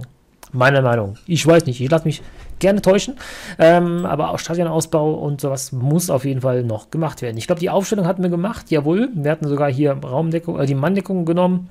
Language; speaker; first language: German; native; German